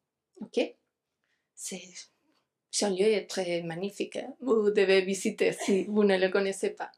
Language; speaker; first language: French; non-native, fluent; Spanish